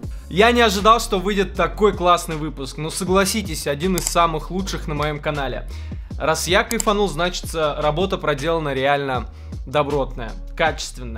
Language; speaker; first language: Russian; native; Russian